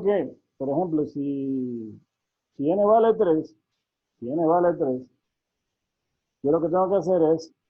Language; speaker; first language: Spanish; native; Spanish